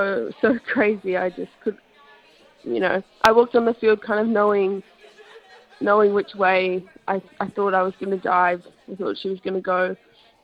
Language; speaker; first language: English; native; English